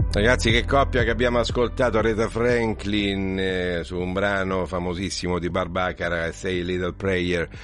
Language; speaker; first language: Italian; native; Italian